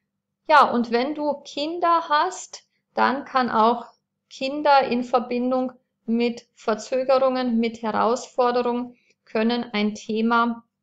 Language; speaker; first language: German; native; German